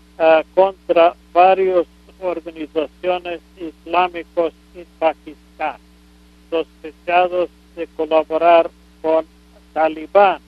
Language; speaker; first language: Spanish; non-native, fluent; English